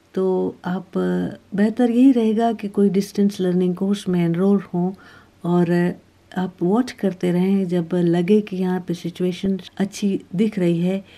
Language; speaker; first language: Hindi; native; Hindi